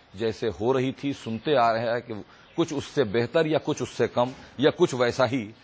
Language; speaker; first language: Urdu; native; Urdu